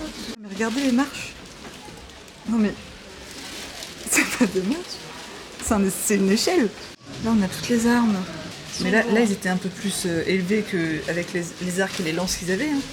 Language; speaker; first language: French; native; French